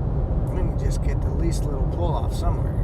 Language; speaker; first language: English; native; English